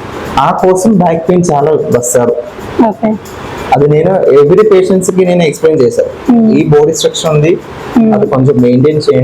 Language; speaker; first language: Telugu; non-native, learner; Malayalam